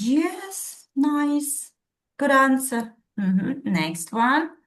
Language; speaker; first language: English; non-native, fluent; Kazakh